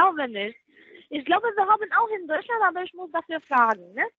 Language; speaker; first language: German; non-native, fluent; Spanish